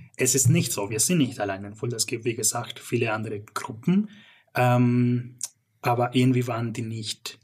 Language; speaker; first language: German; non-native, fluent; English